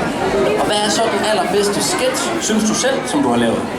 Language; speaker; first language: Danish; native; Danish